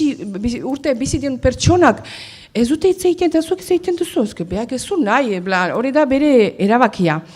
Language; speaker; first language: Basque; non-native, learner; Azerbaijani